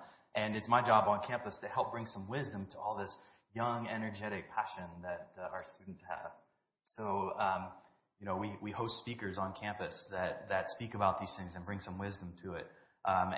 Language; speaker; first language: English; native; English